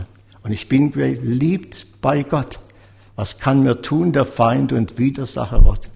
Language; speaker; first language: German; native; German